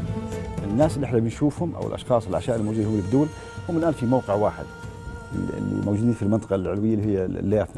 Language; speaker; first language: Arabic; native; Arabic